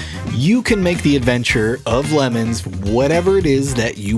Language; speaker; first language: English; native; English